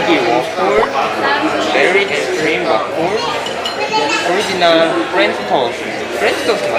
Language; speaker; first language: Korean; non-native, fluent; Japanese